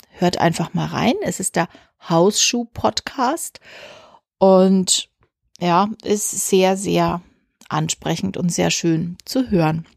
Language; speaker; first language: German; native; German